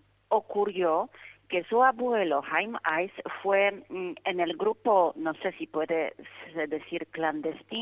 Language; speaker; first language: Spanish; non-native, fluent; Polish